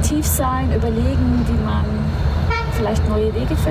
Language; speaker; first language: German; native; German